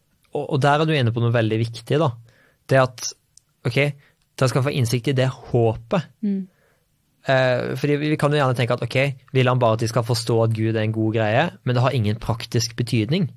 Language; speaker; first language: Norwegian; native; Norwegian